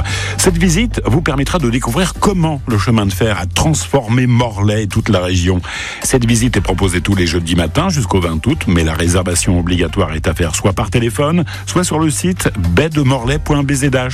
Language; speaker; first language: French; native; French